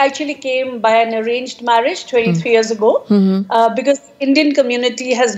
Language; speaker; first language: English; non-native, local second language; Punjabi